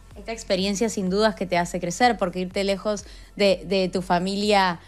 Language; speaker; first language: Spanish; native; Spanish